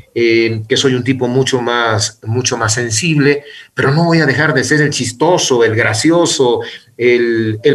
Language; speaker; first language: Spanish; native; Spanish